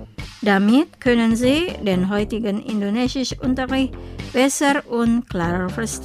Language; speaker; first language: German; non-native, fluent; Indonesian